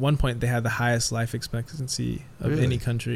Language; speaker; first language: English; native; English